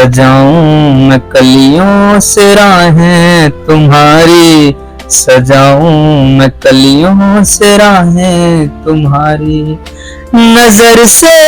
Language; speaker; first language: Hindi; native; Hindi